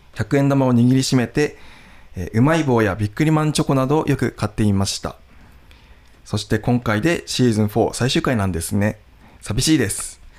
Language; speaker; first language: Japanese; native; Japanese